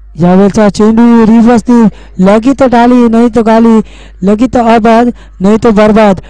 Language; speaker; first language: Hindi; non-native, local second language; Marathi